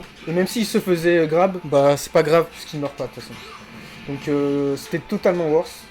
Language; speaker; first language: French; native; French